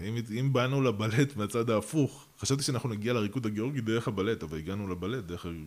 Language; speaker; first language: Hebrew; early bilingual, other home language; Russian